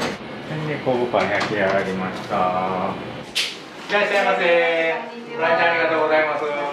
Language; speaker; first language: Japanese; native; Japanese